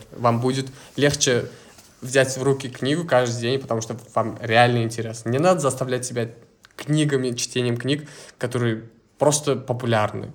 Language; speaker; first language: Russian; non-native, local second language; Uzbek